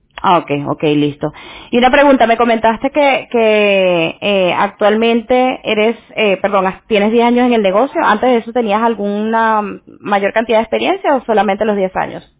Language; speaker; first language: Spanish; non-native, fluent; English